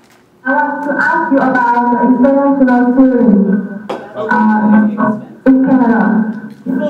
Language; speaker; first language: English; non-native, learner; Vietnamese